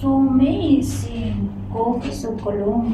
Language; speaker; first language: English; non-native, local second language; Filipino